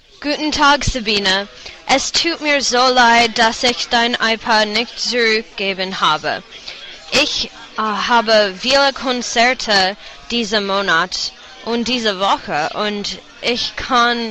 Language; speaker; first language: German; non-native, learner; English